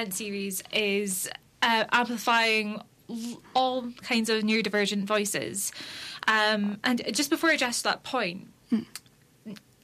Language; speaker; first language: English; native; English